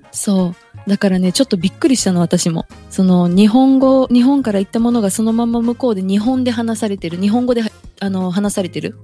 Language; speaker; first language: Japanese; early bilingual, other home language; Portuguese